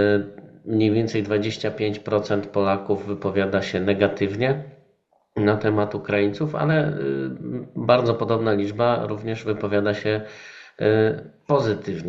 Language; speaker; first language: Polish; native; Polish